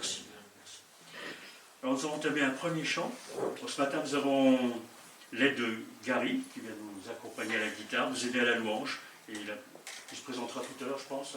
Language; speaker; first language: French; native; French